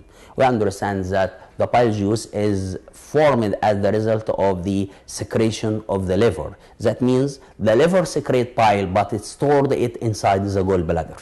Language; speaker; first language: English; non-native, local second language; Arabic